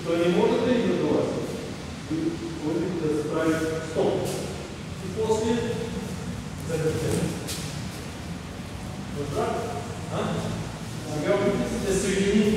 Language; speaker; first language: Bulgarian; non-native, learner; Russian